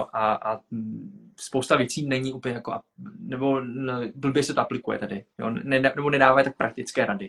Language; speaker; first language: Czech; early bilingual, other home language; Vietnamese